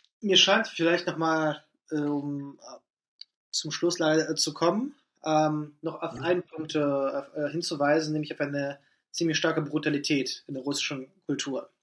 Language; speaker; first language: German; non-native, fluent; Russian